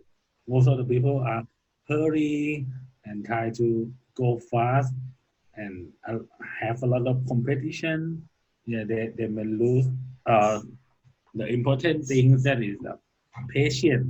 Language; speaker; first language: English; non-native, learner; Thai